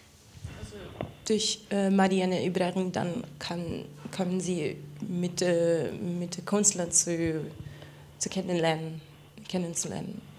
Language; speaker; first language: German; non-native, fluent; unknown